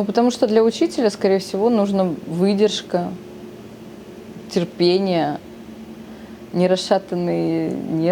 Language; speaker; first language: Russian; native; Russian